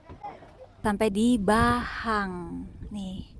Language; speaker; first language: Indonesian; native; Indonesian